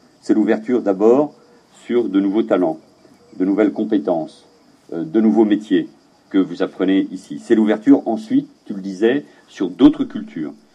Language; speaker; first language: French; native; French